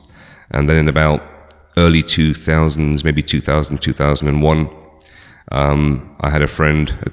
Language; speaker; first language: English; native; English